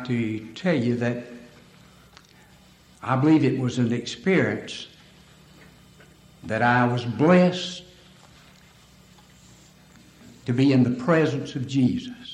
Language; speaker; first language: English; native; English